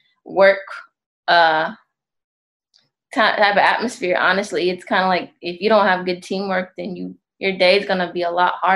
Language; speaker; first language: English; native; English